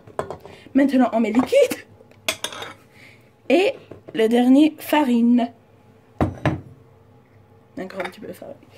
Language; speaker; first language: French; non-native, learner; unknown